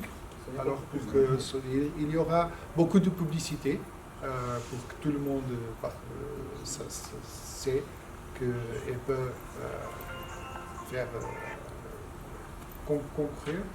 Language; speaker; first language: French; non-native, fluent; Portuguese